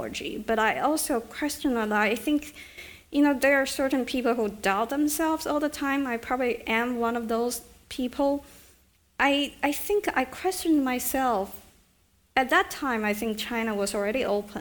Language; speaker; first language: English; non-native, fluent; Chinese